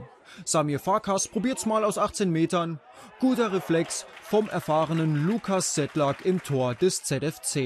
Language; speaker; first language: German; native; German